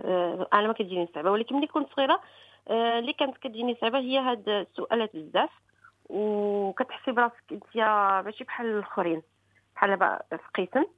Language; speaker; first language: Arabic; early bilingual, heritage; Arabic